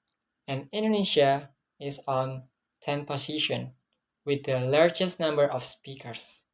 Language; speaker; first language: English; non-native, learner; Indonesian